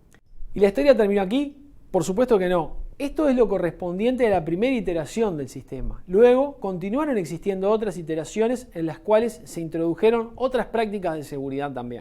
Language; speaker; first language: Spanish; native; Spanish